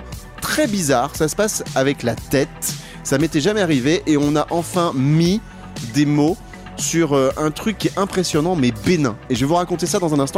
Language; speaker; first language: French; native; French